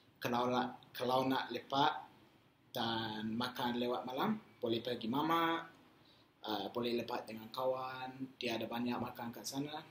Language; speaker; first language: Malay; non-native, learner; English